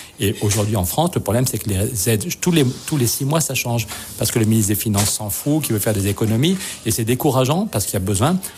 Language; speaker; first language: French; native; French